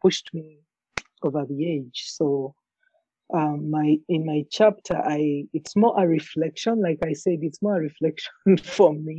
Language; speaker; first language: English; non-native, local second language; Ganda